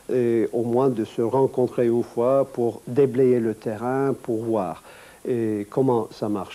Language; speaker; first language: French; non-native, fluent; Turkish